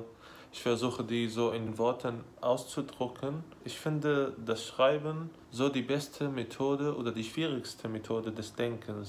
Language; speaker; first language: German; non-native, fluent; Arabic